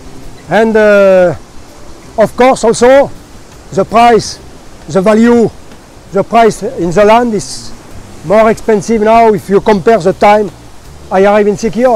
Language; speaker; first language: English; non-native, learner; French